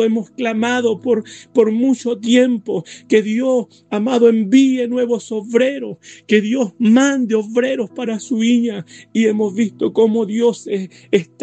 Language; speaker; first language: Spanish; native; Spanish